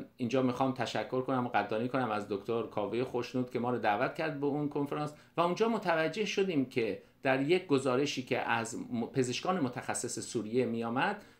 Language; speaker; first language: Persian; native; Persian